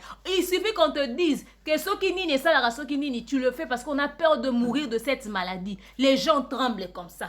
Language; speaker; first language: French; non-native, local second language; Lingala